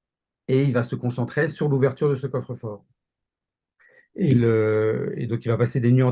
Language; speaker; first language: French; native; French